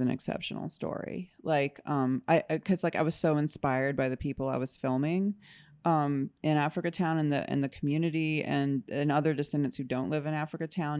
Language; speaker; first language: English; native; English